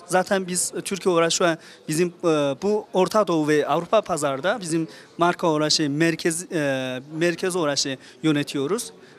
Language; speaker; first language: Turkish; non-native, fluent; Chinese